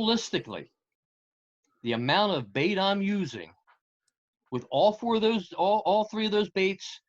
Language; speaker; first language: English; native; English